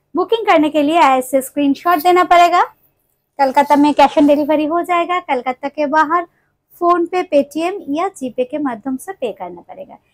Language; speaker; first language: Hindi; non-native, local second language; Bangla